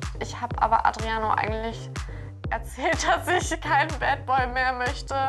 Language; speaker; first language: German; native; German